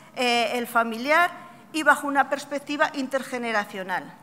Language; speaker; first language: Spanish; native; Spanish